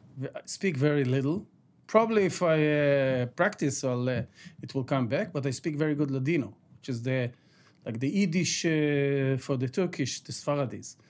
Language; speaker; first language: English; non-native, fluent; Ladino